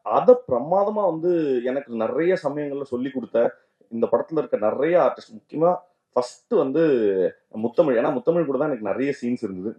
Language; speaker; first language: Tamil; native; Tamil